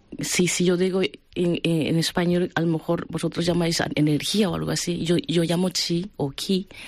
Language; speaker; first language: Spanish; non-native, fluent; Japanese